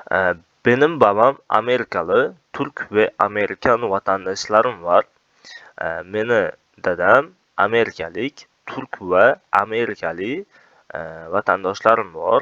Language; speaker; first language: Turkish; non-native, fluent; Uzbek